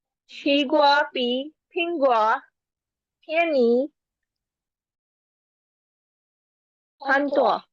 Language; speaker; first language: Chinese; non-native, learner; Urdu